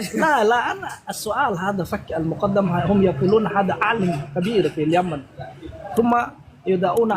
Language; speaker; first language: Arabic; non-native, learner; Indonesian